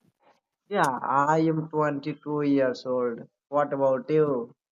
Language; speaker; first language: English; non-native, learner; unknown